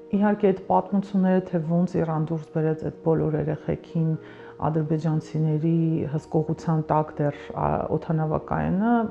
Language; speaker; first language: Armenian; native; Armenian